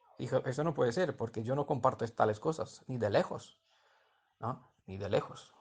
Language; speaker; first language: Spanish; non-native, fluent; Romanian